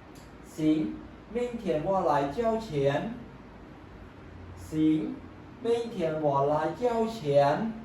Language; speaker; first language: Chinese; non-native, fluent; Khmer